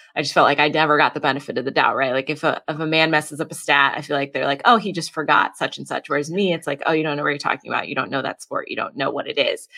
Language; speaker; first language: English; native; English